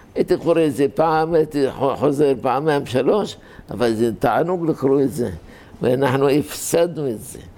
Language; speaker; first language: Hebrew; native; Hebrew